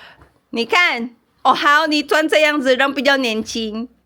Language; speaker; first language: Chinese; non-native, learner; Filipino